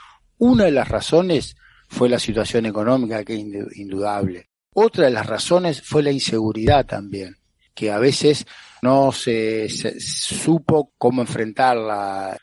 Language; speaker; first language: Spanish; native; Spanish